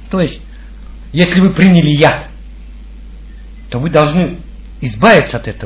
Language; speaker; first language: Russian; native; Russian